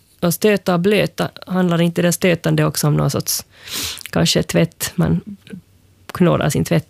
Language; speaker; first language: Swedish; native; Swedish